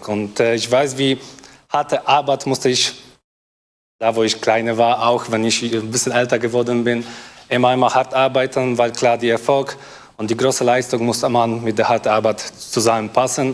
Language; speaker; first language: German; non-native, fluent; Polish